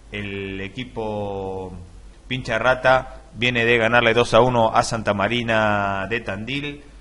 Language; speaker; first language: Spanish; native; Spanish